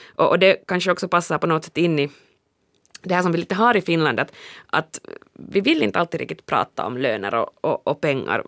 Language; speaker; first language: Swedish; native; Swedish